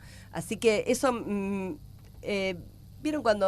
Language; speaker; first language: Spanish; native; Spanish